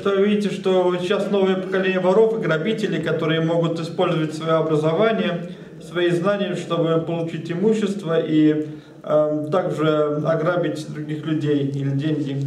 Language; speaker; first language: Russian; native; Russian